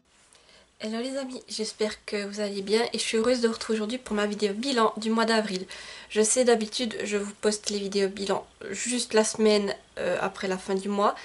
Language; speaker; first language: French; native; French